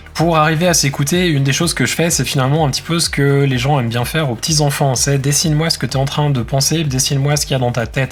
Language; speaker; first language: French; native; French